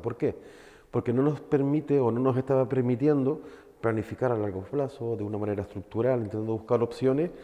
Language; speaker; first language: Spanish; native; Spanish